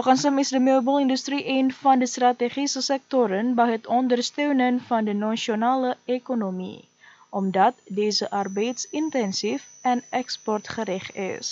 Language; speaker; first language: Dutch; non-native, fluent; Indonesian